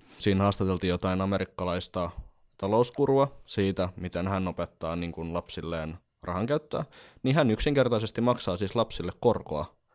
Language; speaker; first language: Finnish; native; Finnish